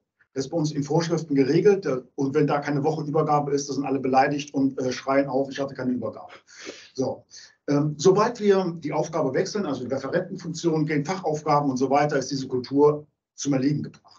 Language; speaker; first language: German; native; German